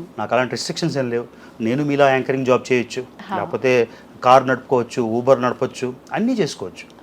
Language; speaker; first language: Telugu; native; Telugu